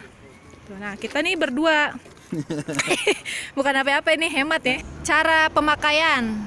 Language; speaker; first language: Indonesian; native; Indonesian